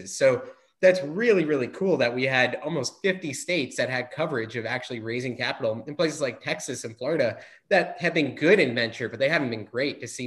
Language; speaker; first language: English; native; English